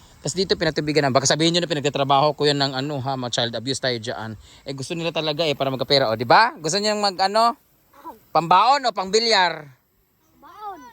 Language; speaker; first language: Filipino; non-native, local second language; Cebuano